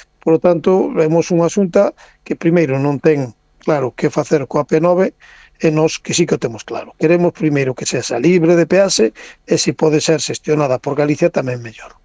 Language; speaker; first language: Galician; native; Galician